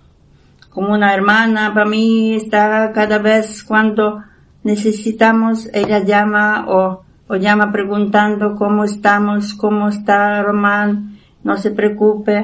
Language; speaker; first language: Spanish; non-native, learner; Ukrainian